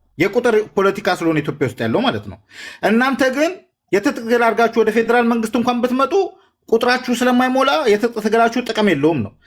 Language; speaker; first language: Amharic; native; Amharic